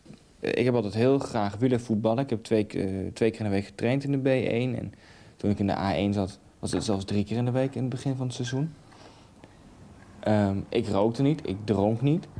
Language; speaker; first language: Dutch; native; Dutch